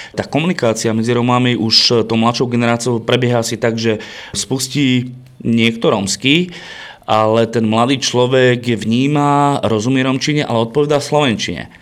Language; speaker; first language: Slovak; non-native, local second language; Romany